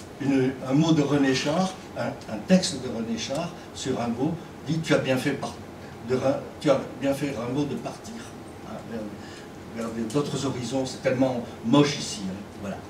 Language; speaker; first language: French; native; French